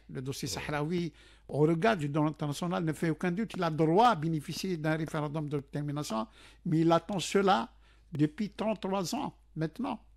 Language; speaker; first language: French; non-native, local second language; Arabic